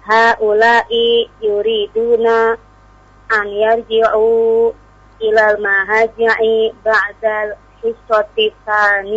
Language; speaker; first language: Arabic; non-native, learner; Indonesian